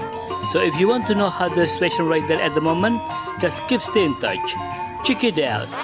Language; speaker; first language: English; non-native, learner; Indonesian